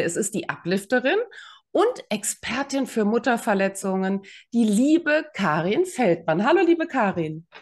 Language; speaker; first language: German; native; German